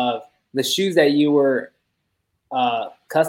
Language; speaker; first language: English; early bilingual, other home language; Spanish